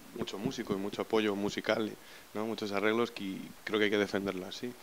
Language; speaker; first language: Spanish; native; Spanish